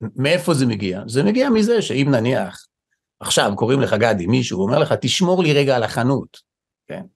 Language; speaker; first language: Hebrew; native; Hebrew